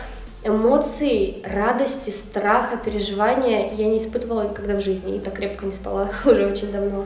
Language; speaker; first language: Russian; native; Russian